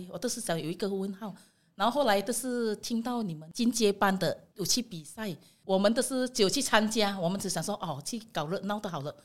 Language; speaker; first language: Chinese; non-native, fluent; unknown